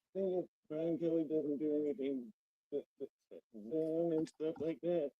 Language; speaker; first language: English; native; English